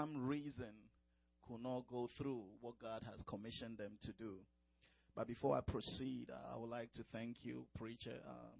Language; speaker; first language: English; non-native, local second language; Akan